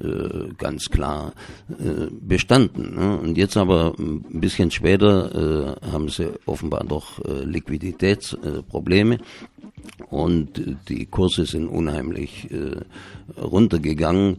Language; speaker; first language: German; native; German